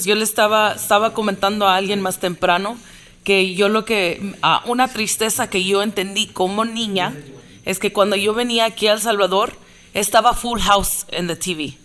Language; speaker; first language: Spanish; early bilingual, heritage; Spanish